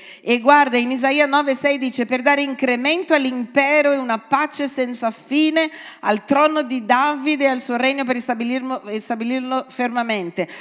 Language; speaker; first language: Italian; non-native, fluent; Portuguese